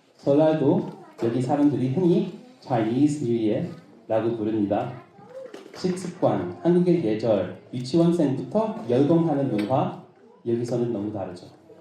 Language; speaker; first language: Korean; non-native, fluent; English